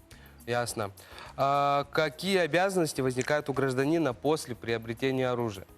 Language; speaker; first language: Russian; native; Russian